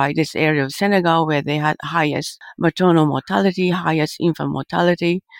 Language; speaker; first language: English; early bilingual, other home language; Japanese